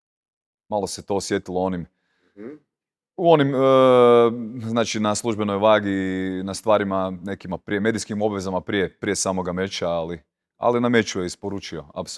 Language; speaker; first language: Croatian; native; Croatian